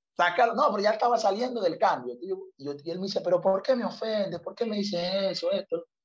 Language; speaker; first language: Spanish; native; Spanish